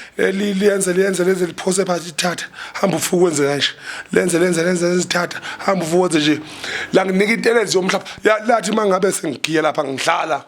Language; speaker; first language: Zulu; native; Zulu